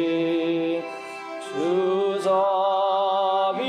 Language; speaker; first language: Korean; native; Korean